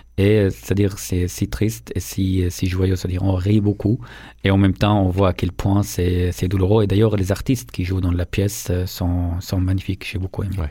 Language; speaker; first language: French; non-native, fluent; Arabic